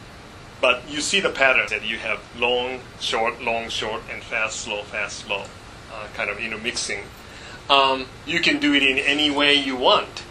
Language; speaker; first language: English; non-native, fluent; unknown